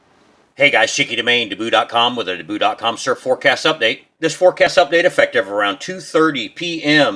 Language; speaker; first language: English; native; English